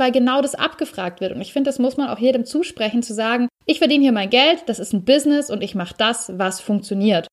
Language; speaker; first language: German; native; German